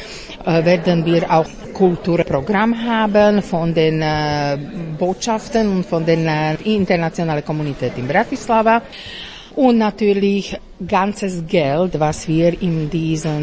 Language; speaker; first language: German; non-native, fluent; Slovak